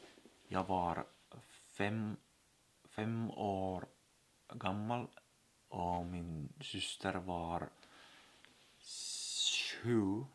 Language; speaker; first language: Swedish; non-native, learner; Finnish